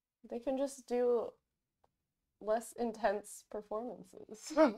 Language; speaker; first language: English; native; English